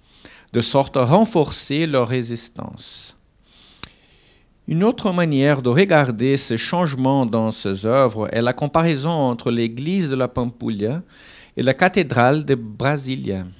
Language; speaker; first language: French; non-native, fluent; Portuguese